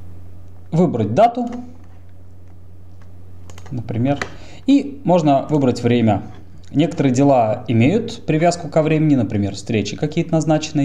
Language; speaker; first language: Russian; native; Russian